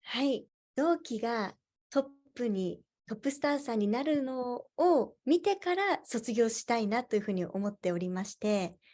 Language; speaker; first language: Japanese; native; Japanese